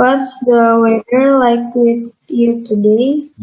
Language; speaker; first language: English; non-native, learner; Indonesian